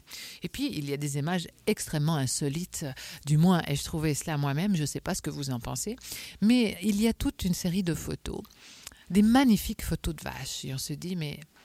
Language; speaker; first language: French; native; French